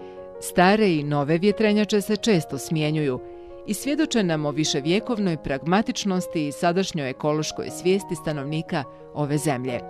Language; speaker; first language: Bosnian; native; Bosnian